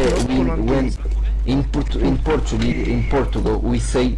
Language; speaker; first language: English; non-native, learner; Portuguese